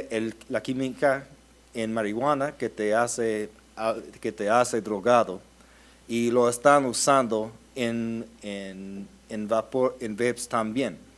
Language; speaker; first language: Spanish; early bilingual, heritage; Spanish